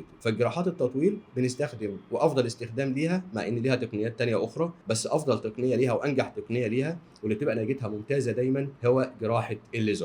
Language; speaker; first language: Arabic; native; Arabic